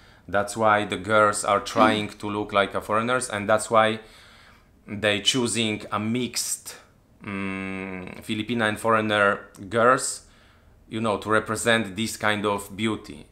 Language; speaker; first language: English; non-native, fluent; Polish